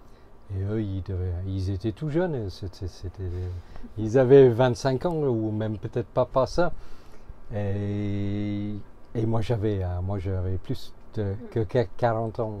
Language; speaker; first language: French; non-native, fluent; English